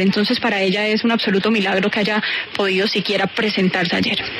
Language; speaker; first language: Spanish; native; Spanish